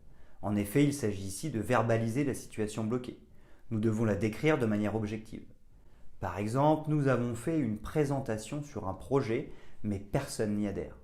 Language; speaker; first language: French; native; French